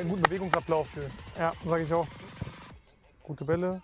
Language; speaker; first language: German; native; German